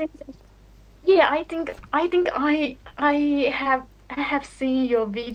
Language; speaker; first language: English; non-native, learner; Chinese